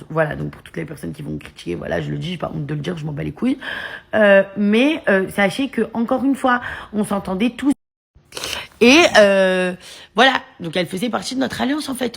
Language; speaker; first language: French; native; French